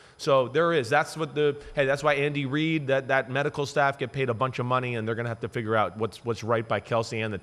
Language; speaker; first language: English; native; English